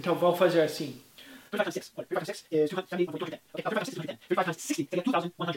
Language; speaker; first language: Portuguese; non-native, fluent; English